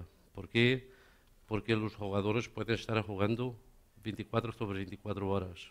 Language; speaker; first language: Spanish; non-native, learner; Portuguese